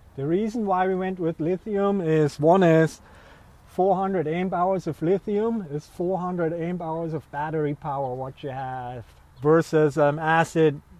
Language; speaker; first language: English; non-native, fluent; German